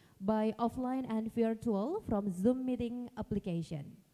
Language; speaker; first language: English; non-native, fluent; Indonesian